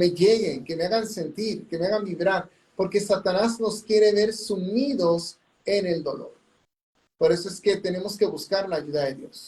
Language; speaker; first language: Spanish; native; Spanish